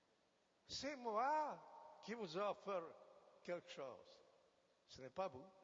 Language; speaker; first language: French; non-native, fluent; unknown